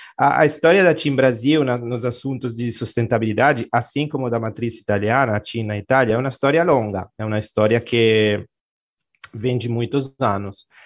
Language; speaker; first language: Portuguese; non-native, fluent; Italian